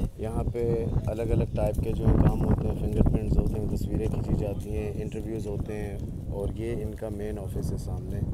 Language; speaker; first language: Urdu; non-native, local second language; Punjabi